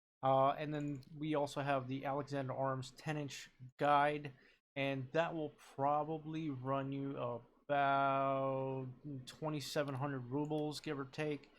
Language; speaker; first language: English; native; English